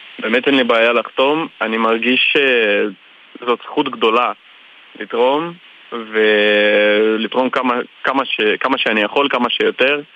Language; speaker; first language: Hebrew; non-native, fluent; Russian